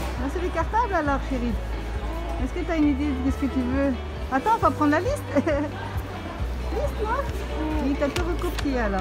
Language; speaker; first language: French; native; French